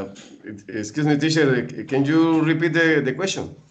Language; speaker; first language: English; non-native, learner; Spanish